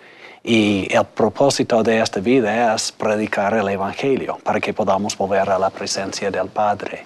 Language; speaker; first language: Spanish; non-native, fluent; English